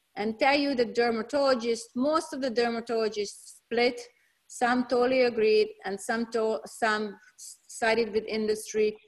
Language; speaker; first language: English; non-native, fluent; Hungarian